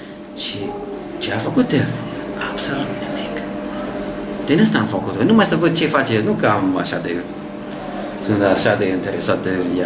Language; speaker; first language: Romanian; non-native, learner; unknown